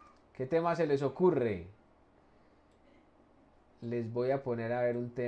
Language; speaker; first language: Spanish; native; Spanish